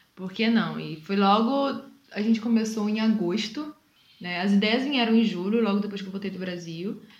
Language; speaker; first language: Portuguese; native; Portuguese